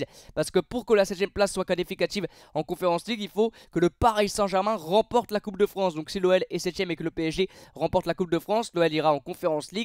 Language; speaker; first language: French; native; French